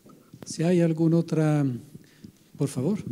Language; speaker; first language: Spanish; non-native, fluent; Italian